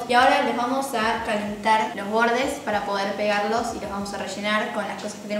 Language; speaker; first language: Spanish; native; Spanish